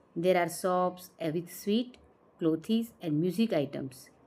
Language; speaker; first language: English; non-native, local second language; Gujarati